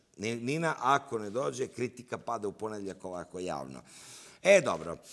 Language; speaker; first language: Serbian; native; Serbian